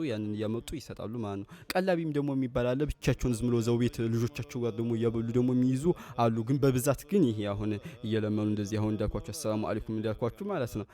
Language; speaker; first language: Amharic; native; Amharic